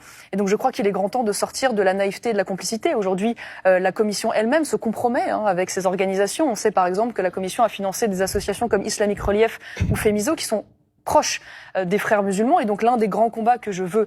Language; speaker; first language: French; native; French